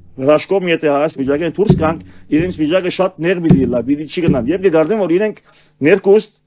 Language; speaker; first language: Armenian; early bilingual, heritage; Armenian